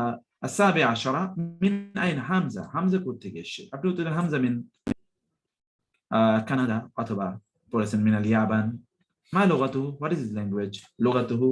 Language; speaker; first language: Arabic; non-native, fluent; Bangla